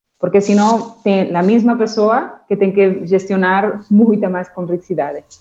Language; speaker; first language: Portuguese; non-native, fluent; Spanish